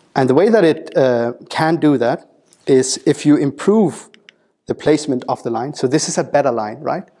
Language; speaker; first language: English; non-native, fluent; Danish